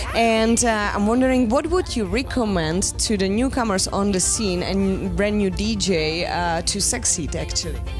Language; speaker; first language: English; non-native, fluent; Czech